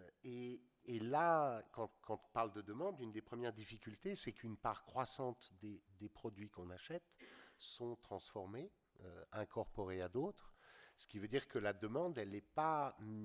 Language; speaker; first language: French; native; French